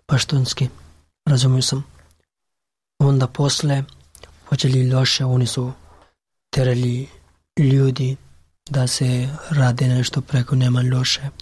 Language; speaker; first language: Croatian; non-native, learner; Pashto